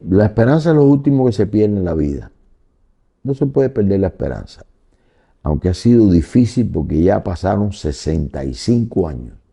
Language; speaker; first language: Spanish; native; Spanish